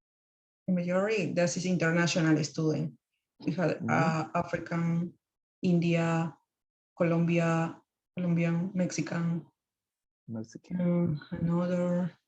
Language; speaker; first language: English; non-native, learner; Spanish